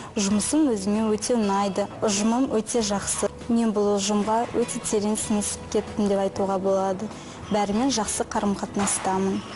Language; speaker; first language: Kazakh; non-native, local second language; Russian